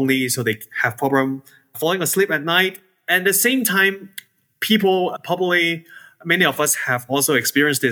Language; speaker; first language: English; non-native, local second language; Cantonese